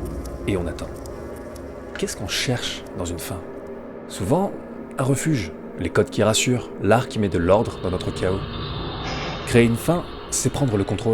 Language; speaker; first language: French; native; French